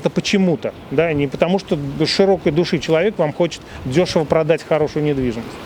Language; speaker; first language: Russian; native; Russian